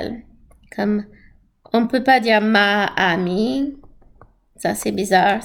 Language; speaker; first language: French; non-native, fluent; English